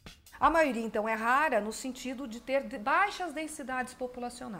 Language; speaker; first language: Portuguese; native; Portuguese